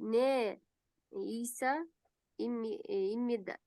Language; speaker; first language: Korean; non-native, learner; Kyrgyz